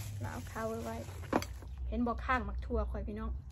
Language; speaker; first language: English; non-native, learner; Lao